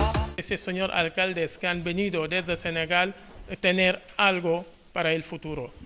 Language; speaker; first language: Spanish; non-native, fluent; Wolof